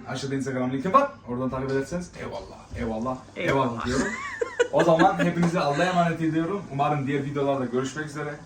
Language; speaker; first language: Turkish; early bilingual, heritage; Turkish